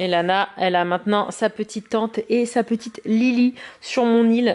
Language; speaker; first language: French; native; French